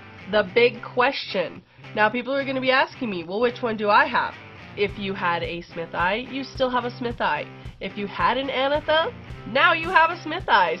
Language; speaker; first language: English; native; English